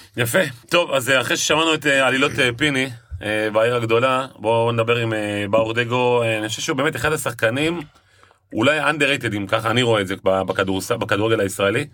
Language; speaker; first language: Hebrew; native; Hebrew